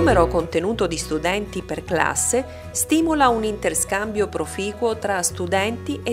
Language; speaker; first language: Italian; native; Italian